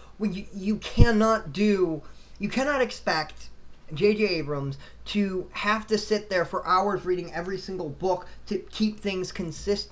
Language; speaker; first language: English; native; English